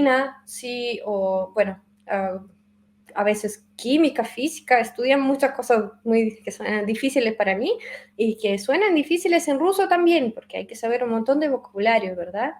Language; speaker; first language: Spanish; non-native, fluent; Russian